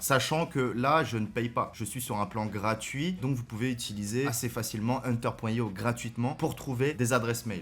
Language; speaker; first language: French; native; French